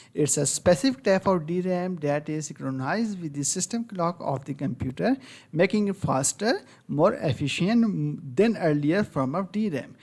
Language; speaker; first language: English; non-native, local second language; Urdu